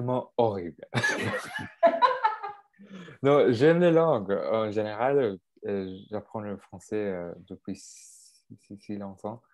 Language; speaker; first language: French; non-native, local second language; English